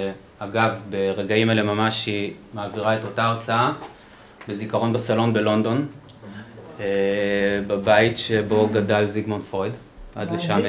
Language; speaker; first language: Hebrew; native; Hebrew